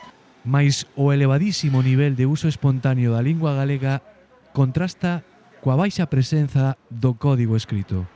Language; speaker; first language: Galician; native; Galician